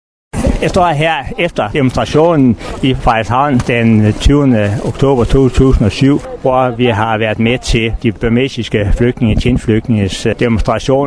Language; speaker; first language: Danish; native; Danish